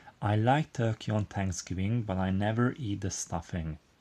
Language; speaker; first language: English; non-native, fluent; Hungarian